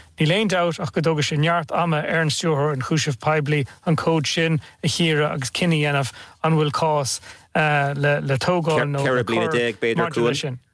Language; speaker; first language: Irish; native; Irish